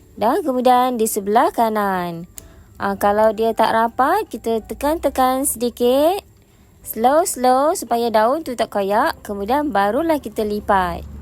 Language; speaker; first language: Malay; native; Malay